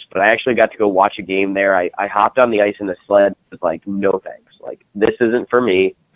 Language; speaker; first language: English; native; English